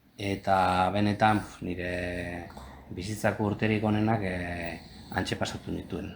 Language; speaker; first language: Basque; native; Basque